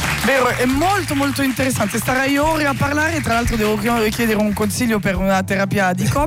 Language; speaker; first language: Italian; native; Italian